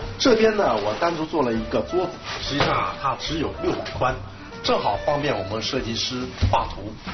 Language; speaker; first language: Chinese; native; Chinese